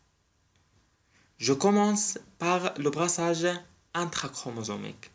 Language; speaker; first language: French; non-native, local second language; Arabic